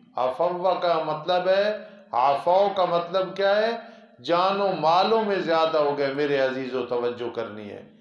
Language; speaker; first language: Urdu; non-native, local second language; Punjabi